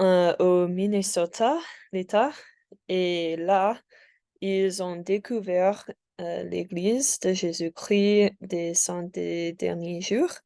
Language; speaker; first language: French; non-native, learner; English